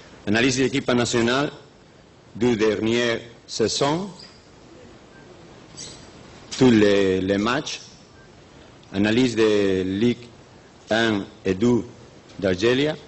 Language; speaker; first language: French; non-native, learner; Spanish